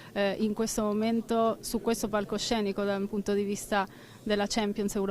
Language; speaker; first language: Italian; native; Italian